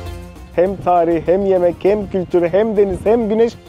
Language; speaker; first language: Turkish; native; Turkish